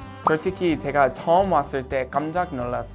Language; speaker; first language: Korean; non-native, learner; English